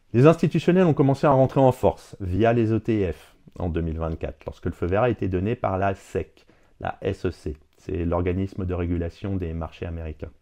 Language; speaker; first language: French; native; French